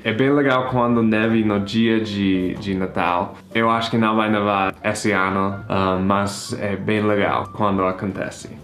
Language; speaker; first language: Portuguese; non-native, fluent; English